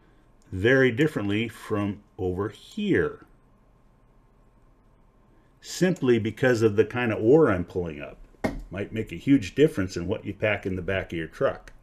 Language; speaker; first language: English; native; English